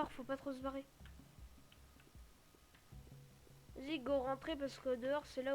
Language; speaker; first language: French; native; French